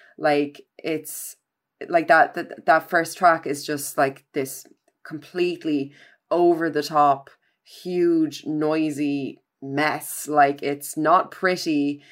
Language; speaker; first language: English; native; English